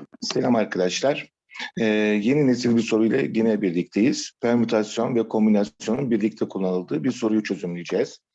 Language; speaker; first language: Turkish; native; Turkish